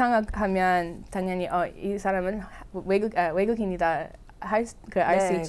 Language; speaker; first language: Korean; non-native, fluent; English